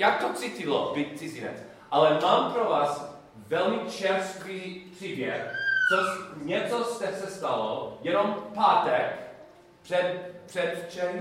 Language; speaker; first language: Czech; non-native, learner; English